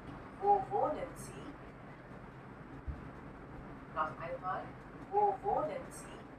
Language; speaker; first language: German; non-native, fluent; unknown